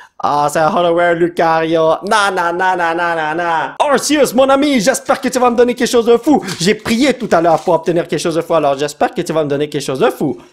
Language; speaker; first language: French; native; French